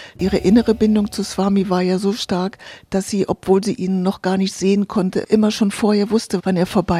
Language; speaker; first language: German; native; German